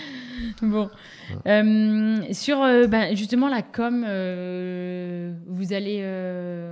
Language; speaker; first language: French; native; French